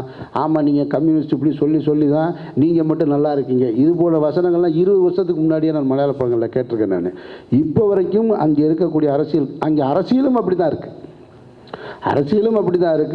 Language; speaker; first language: Tamil; native; Tamil